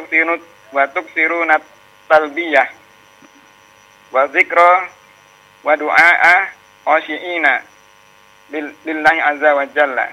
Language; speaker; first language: Arabic; non-native, learner; Indonesian